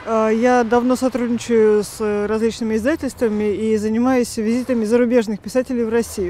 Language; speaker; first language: Russian; native; Russian